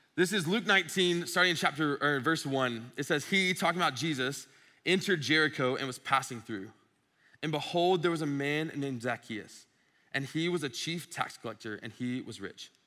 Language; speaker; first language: English; native; English